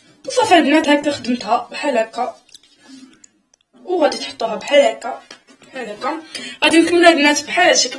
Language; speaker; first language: Arabic; native; Arabic